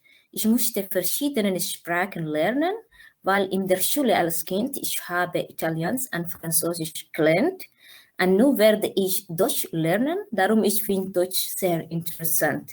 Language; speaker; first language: German; non-native, learner; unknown